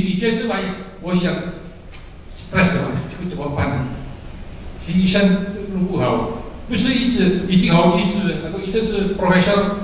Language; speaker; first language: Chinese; early bilingual, heritage; Chinese